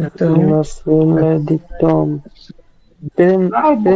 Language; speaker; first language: Italian; non-native, learner; Bangla